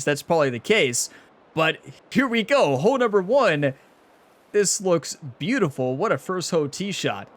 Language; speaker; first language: English; native; English